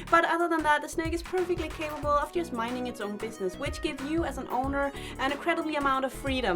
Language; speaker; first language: English; non-native, fluent; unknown